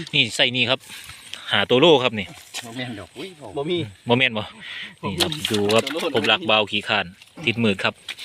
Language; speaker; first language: Thai; native; Thai